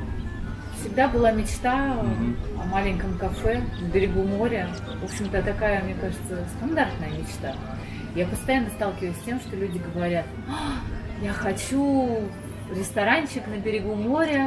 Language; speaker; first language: Russian; native; Russian